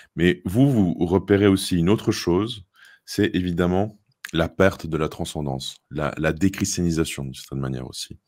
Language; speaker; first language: French; native; French